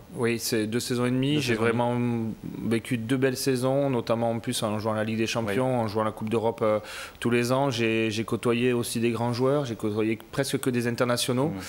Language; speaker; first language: French; native; French